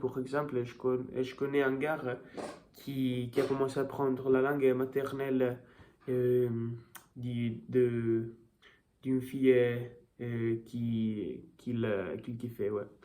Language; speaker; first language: French; non-native, learner; Italian